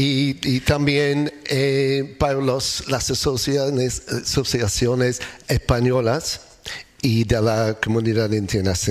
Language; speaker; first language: Spanish; non-native, learner; English